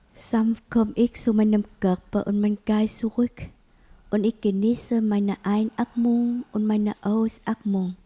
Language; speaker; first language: German; non-native, learner; Vietnamese